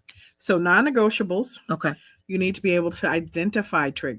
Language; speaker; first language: English; native; English